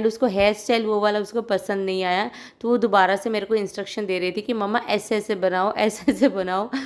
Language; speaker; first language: Hindi; non-native, local second language; Odia